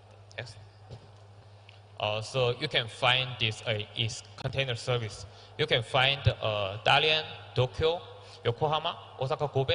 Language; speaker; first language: English; non-native, learner; Korean